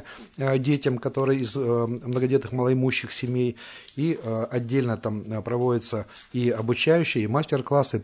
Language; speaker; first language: Russian; native; Russian